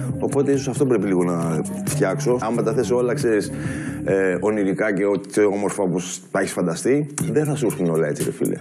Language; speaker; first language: Greek; early bilingual, heritage; Greek